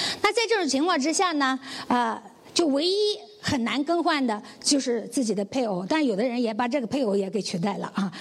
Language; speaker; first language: Chinese; native; Chinese